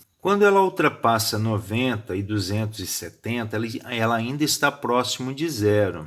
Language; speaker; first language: Portuguese; native; Portuguese